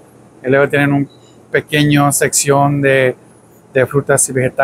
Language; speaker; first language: Spanish; early bilingual, heritage; Spanish